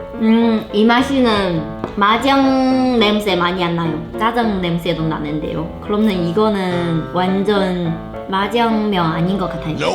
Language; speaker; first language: Korean; non-native, learner; Chinese